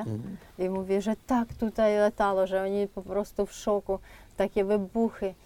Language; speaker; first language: Polish; non-native, fluent; Ukrainian